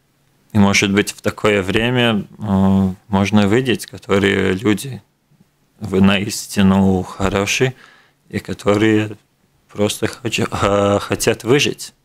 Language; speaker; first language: Russian; non-native, local second language; Latvian